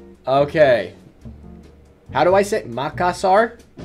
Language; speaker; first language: English; native; English